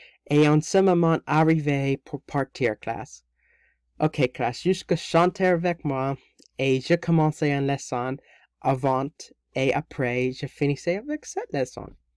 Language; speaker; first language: French; non-native, learner; English